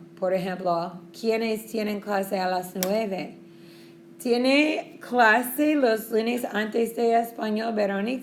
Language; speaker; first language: Spanish; non-native, fluent; English